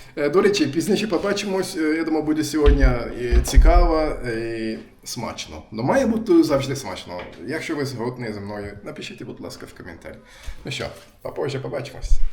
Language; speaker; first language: Ukrainian; non-native, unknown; Turkish